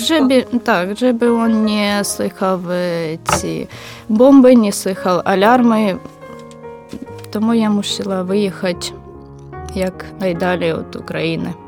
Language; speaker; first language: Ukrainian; non-native, local second language; Russian